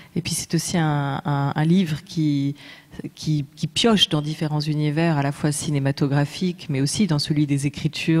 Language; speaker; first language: French; native; French